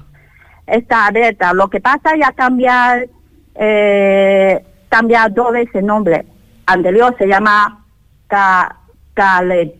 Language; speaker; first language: Spanish; non-native, learner; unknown